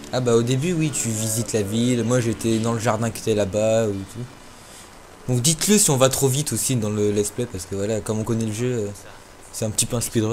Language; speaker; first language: French; native; French